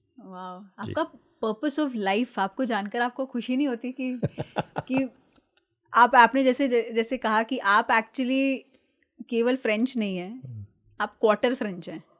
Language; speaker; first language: Hindi; native; Hindi